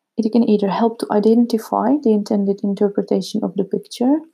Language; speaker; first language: English; non-native, fluent; Czech